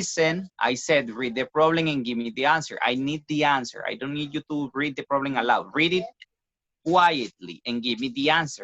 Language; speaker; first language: English; non-native, fluent; Spanish